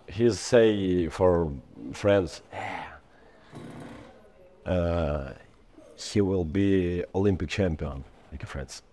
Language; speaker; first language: English; non-native, learner; Ukrainian